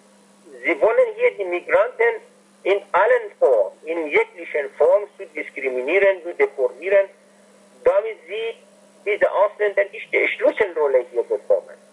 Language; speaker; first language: German; non-native, fluent; Persian